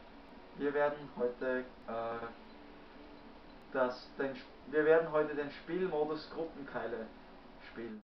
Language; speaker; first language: German; native; German